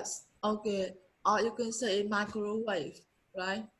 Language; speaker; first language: English; non-native, learner; Vietnamese